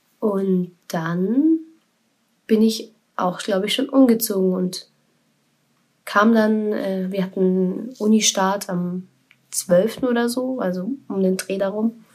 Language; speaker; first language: German; native; German